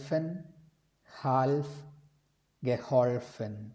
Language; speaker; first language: German; non-native, fluent; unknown